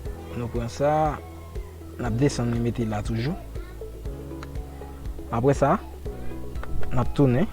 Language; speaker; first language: French; non-native, local second language; Haitian Creole